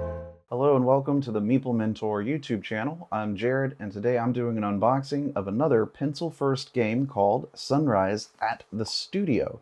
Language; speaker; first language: English; native; English